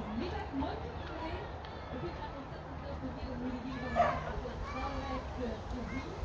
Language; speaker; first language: Dutch; non-native, learner; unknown